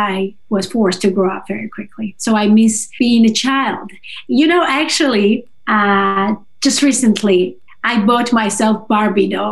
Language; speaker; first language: English; non-native, fluent; Russian